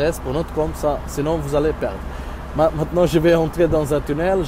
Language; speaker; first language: French; non-native, learner; Portuguese